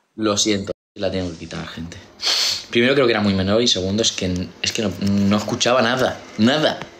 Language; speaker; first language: Spanish; native; Spanish